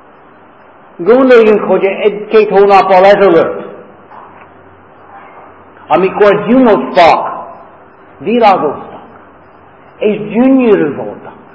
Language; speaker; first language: Hungarian; non-native, fluent; English